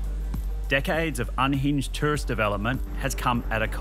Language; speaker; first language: English; native; English